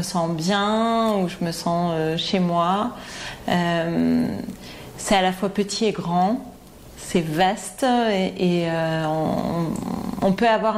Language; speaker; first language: French; native; French